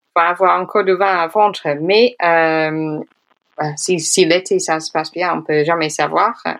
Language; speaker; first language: French; non-native, fluent; English